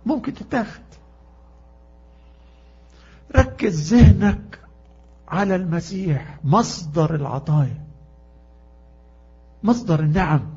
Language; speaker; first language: Arabic; native; Arabic